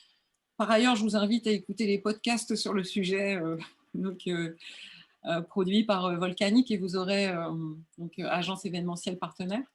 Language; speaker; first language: French; native; French